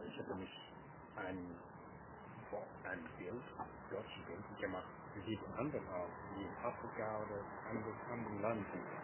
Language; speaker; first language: German; non-native, learner; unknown